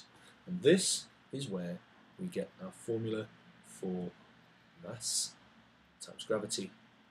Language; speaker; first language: English; native; English